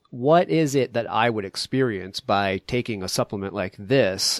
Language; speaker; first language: English; native; English